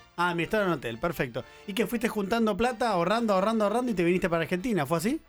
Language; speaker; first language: Spanish; native; Spanish